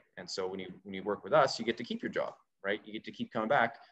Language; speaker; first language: English; native; English